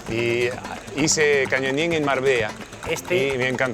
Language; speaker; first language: Spanish; non-native, learner; French